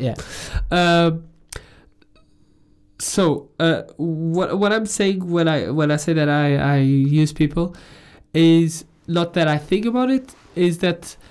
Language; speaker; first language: English; non-native, fluent; Portuguese